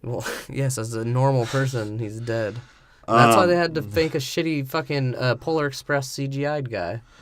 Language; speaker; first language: English; native; English